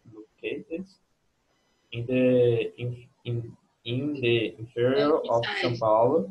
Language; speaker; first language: English; non-native, learner; Portuguese